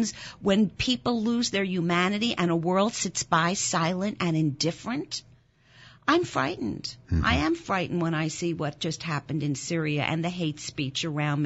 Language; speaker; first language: English; non-native, fluent; German